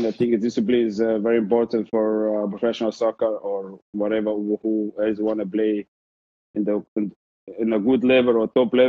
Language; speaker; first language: English; non-native, fluent; Arabic